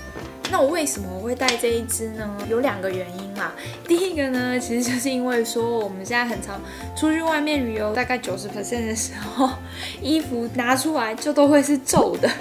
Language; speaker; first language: Chinese; native; Chinese